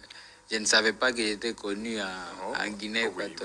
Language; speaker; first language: French; non-native, local second language; Swahili